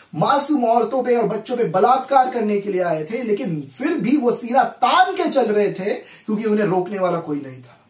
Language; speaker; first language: Hindi; non-native, local second language; Marathi